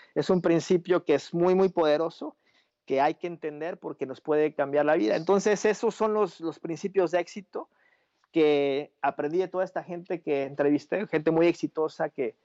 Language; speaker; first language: Spanish; native; Spanish